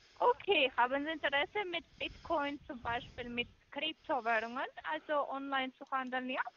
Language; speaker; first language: German; non-native, fluent; Russian